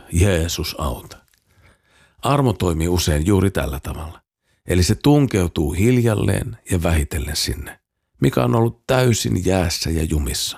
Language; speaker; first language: Finnish; native; Finnish